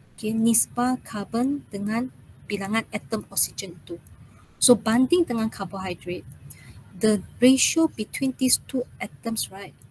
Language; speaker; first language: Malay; non-native, local second language; Chinese